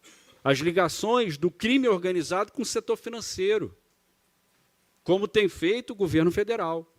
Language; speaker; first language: Portuguese; native; Portuguese